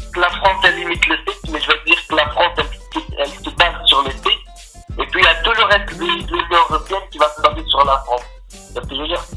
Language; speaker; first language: French; non-native, fluent; Portuguese